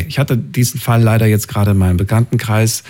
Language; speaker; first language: German; native; German